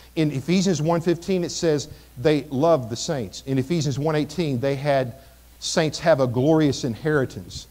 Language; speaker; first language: English; native; English